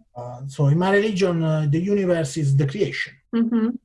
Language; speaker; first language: English; non-native, fluent; Italian